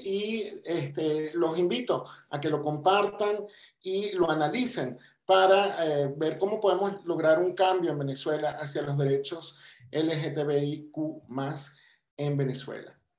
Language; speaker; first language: Spanish; native; Spanish